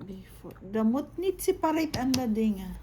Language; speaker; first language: Dutch; non-native, learner; Filipino